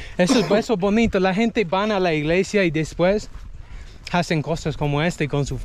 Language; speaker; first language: Spanish; non-native, learner; English